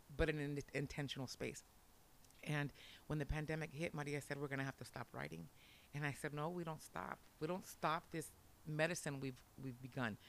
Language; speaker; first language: English; early bilingual, other home language; Spanish